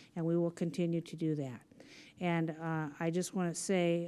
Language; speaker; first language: English; native; English